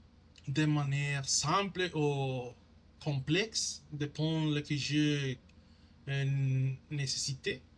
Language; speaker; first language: French; non-native, learner; Spanish